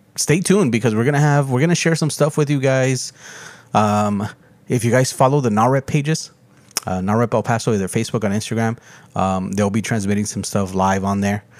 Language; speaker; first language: English; early bilingual, other home language; Spanish